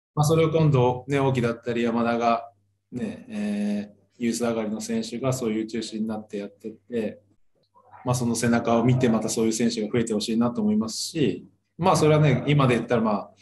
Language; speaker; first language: Japanese; native; Japanese